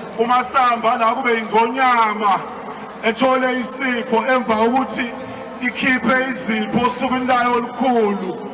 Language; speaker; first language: Zulu; native; Zulu